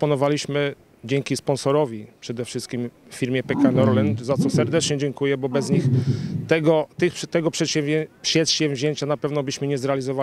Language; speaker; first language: Polish; native; Polish